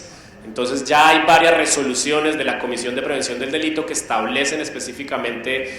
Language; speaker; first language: Spanish; native; Spanish